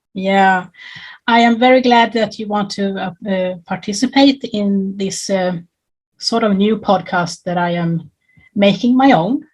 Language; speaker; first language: English; non-native, fluent; Swedish